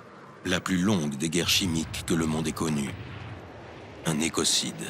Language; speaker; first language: French; native; French